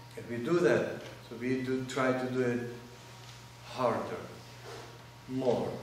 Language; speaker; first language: English; non-native, fluent; Russian